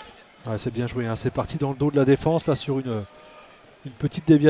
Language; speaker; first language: French; native; French